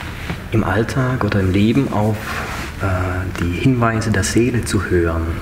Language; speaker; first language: German; native; German